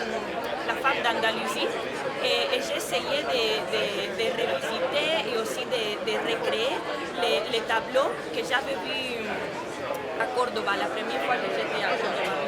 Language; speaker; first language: French; non-native, fluent; Spanish